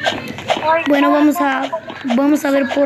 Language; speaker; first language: Spanish; native; Spanish